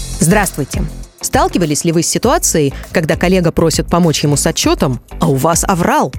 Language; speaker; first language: Russian; native; Russian